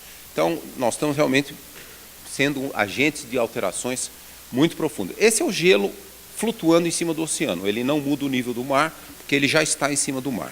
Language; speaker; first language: Portuguese; native; Portuguese